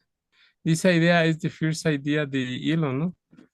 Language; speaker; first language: English; non-native, learner; Spanish